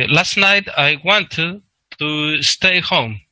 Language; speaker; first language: English; non-native, learner; Spanish